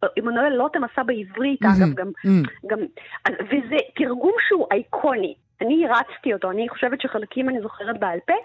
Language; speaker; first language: Hebrew; early bilingual, other home language; Russian